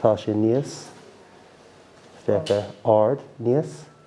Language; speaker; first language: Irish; non-native, local second language; English